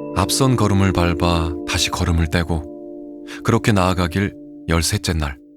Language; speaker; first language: Korean; native; Korean